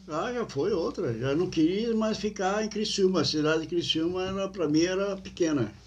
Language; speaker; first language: Portuguese; native; Portuguese